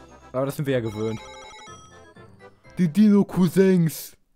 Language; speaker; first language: German; native; German